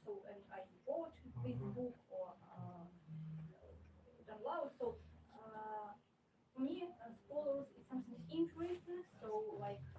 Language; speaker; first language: English; non-native, learner; Ukrainian